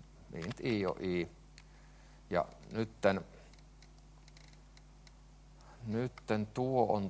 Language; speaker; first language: Finnish; native; Finnish